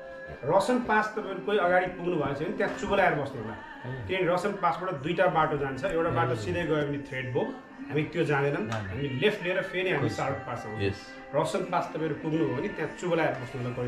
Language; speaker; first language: Nepali; native; Nepali